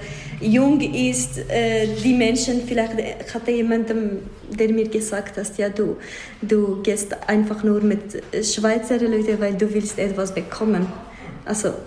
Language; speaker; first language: German; non-native, fluent; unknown